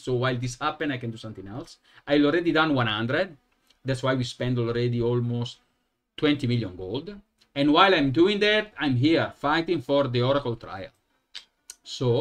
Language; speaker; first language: English; non-native, fluent; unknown